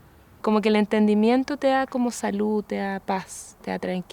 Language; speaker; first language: Spanish; native; Spanish